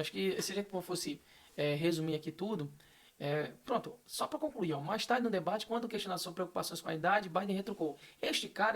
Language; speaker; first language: Portuguese; native; Portuguese